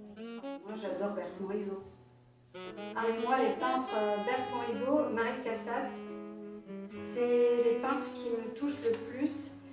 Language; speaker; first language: French; non-native, local second language; Arabic